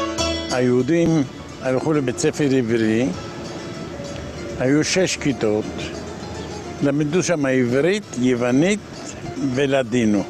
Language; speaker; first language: Hebrew; non-native, fluent; Ladino